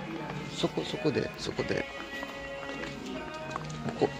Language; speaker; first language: Japanese; non-native, learner; Indonesian